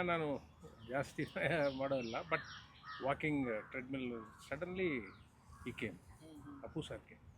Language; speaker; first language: Kannada; non-native, learner; Telugu